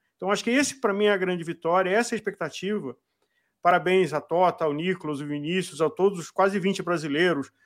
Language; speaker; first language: Portuguese; native; Portuguese